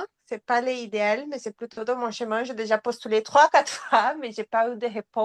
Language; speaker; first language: French; non-native, fluent; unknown